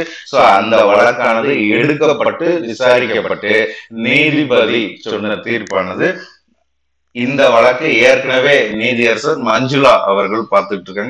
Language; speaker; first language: Tamil; native; Tamil